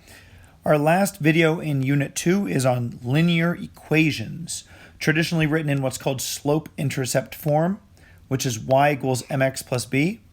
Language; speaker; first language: English; native; English